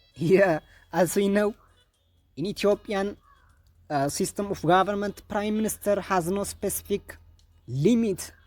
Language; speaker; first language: English; non-native, local second language; Amharic